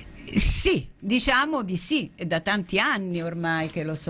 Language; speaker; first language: Italian; native; Italian